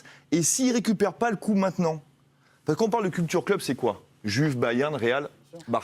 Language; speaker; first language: French; native; French